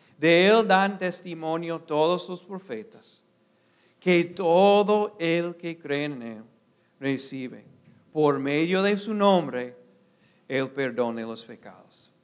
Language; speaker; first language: Spanish; non-native, fluent; English